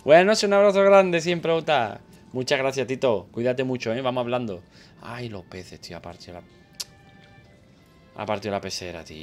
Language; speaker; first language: Spanish; native; Spanish